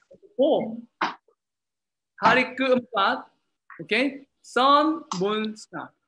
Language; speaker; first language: Indonesian; non-native, learner; Korean